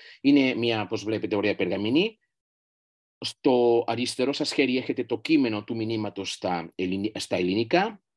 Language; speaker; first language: Greek; non-native, fluent; Catalan